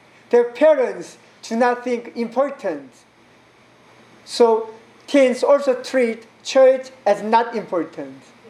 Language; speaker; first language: English; non-native, learner; Korean